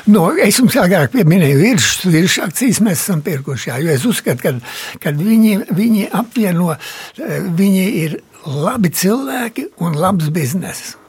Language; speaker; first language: Latvian; early bilingual, heritage; Latvian